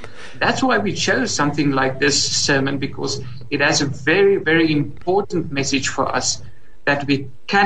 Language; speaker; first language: English; non-native, local second language; Afrikaans